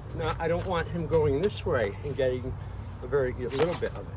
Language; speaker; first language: English; native; English